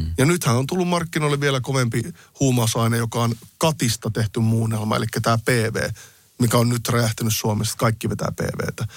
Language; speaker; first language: Finnish; early bilingual, other home language; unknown